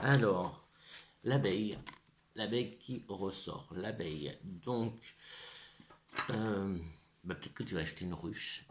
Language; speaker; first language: French; native; French